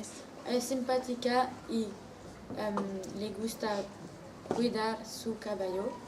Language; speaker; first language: Spanish; non-native, learner; French